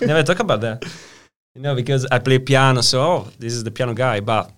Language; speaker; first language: English; non-native, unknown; Italian